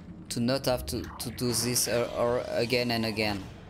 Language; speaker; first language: English; non-native, learner; French